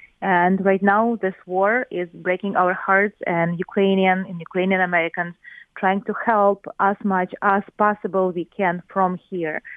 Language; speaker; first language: English; non-native, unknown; Ukrainian